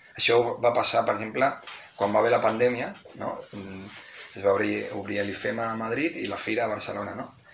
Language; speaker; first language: Catalan; non-native, local second language; Spanish